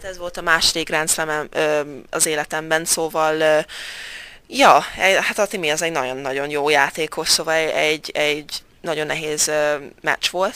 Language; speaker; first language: Hungarian; early bilingual, heritage; Hungarian